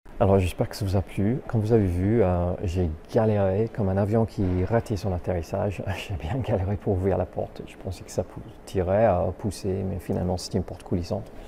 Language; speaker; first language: French; native; French